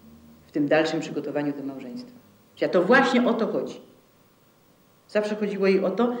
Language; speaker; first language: Polish; native; Polish